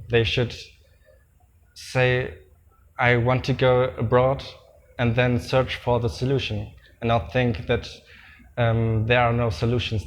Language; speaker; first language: English; non-native, fluent; German